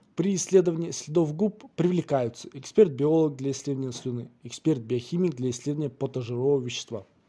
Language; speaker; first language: Russian; non-native, local second language; Kazakh